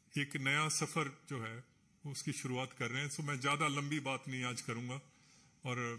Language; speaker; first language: Hindi; non-native, local second language; Punjabi